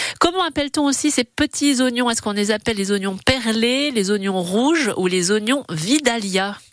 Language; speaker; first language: French; native; French